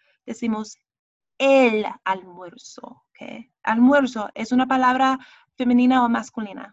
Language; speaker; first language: Spanish; non-native, fluent; English